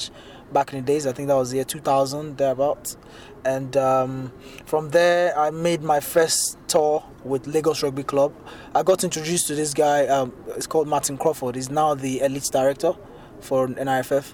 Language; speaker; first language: English; non-native, local second language; Yoruba